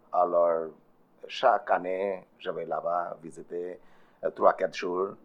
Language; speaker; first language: French; non-native, learner; Bangla